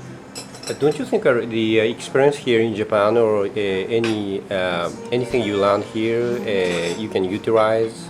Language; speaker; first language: English; non-native, fluent; Japanese